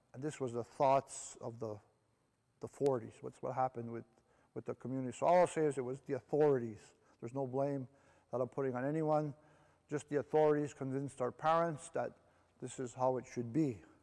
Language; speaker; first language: English; native; English